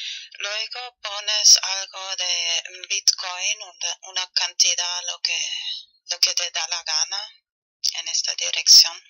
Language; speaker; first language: Spanish; non-native, learner; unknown